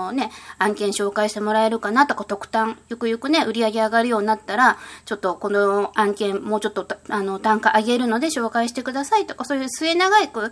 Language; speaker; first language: Japanese; native; Japanese